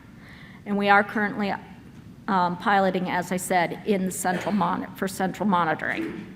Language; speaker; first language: English; native; English